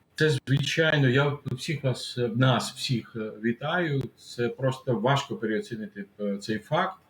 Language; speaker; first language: Ukrainian; non-native, fluent; Georgian